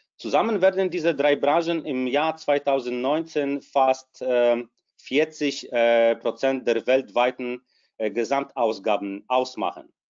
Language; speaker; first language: German; non-native, fluent; Polish